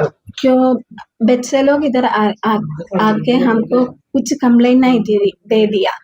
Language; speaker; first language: Hindi; non-native, local second language; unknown